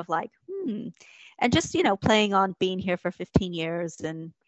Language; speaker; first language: English; native; English